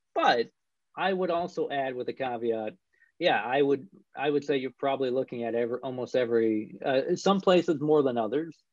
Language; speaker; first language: English; native; English